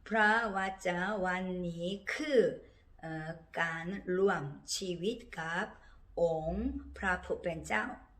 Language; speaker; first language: Thai; non-native, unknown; Korean